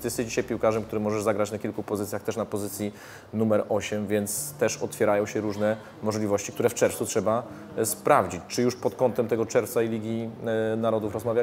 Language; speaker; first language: Polish; native; Polish